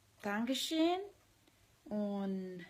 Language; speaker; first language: German; early bilingual, heritage; German